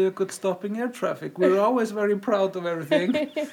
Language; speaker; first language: English; non-native, fluent; Icelandic